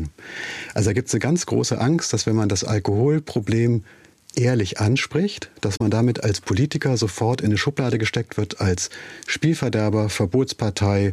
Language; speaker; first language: German; native; German